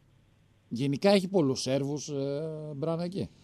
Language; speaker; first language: Greek; native; Greek